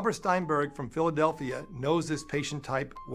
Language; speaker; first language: English; native; English